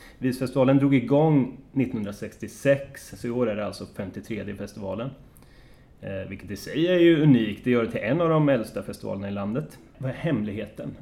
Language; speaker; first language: Swedish; native; Swedish